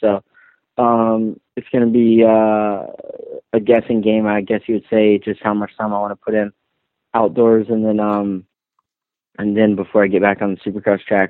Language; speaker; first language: English; native; English